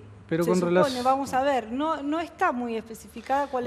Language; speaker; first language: Spanish; native; Spanish